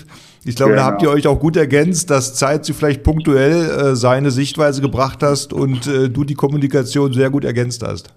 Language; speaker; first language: German; native; German